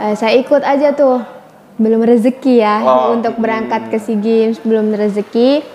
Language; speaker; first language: Indonesian; native; Indonesian